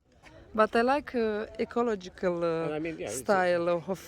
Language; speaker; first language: English; non-native, learner; Romanian